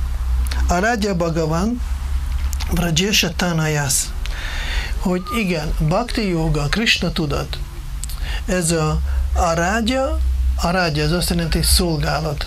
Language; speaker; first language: Hungarian; non-native, fluent; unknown